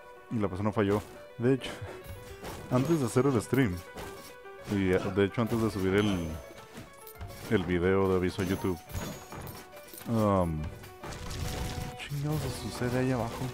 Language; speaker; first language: Spanish; native; Spanish